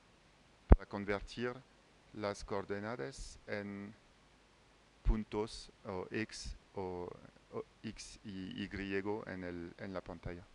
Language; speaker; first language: Spanish; non-native, fluent; French